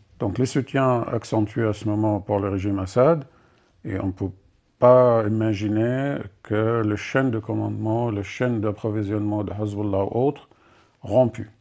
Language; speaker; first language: French; non-native, fluent; Arabic